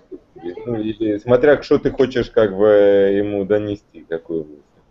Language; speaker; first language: Russian; native; Russian